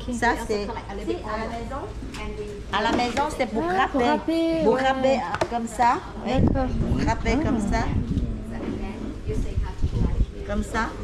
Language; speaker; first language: French; non-native, learner; Vietnamese